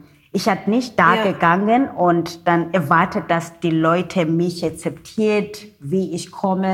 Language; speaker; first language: German; non-native, learner; Xhosa